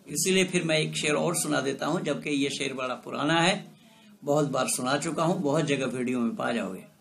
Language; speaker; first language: Hindi; non-native, local second language; Bangla